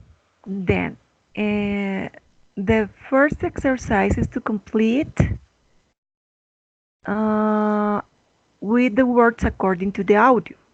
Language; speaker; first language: English; non-native, learner; Spanish